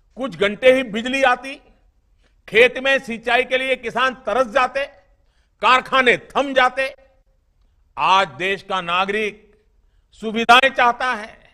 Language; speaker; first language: Hindi; non-native, local second language; Gujarati